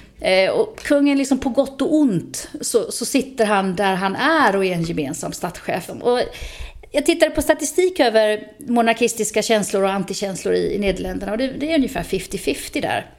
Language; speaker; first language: Swedish; native; Swedish